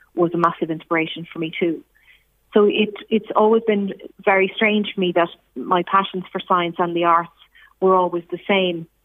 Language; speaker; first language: English; native; English